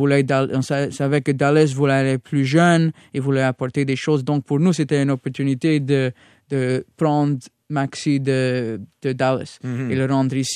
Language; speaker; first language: French; non-native, local second language; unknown